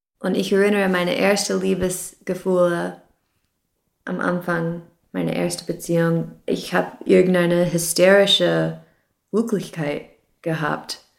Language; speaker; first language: German; non-native, fluent; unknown